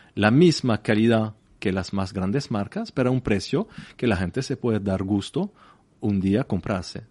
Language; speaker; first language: Spanish; non-native, fluent; French